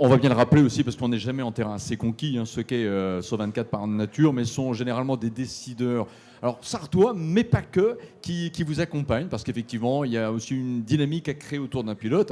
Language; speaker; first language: French; native; French